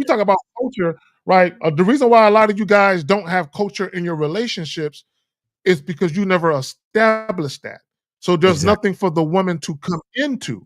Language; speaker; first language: English; native; English